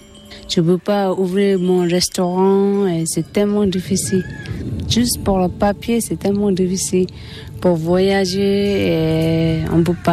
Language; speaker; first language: French; non-native, learner; Tibetan